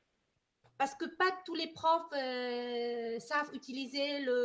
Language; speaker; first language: French; non-native, fluent; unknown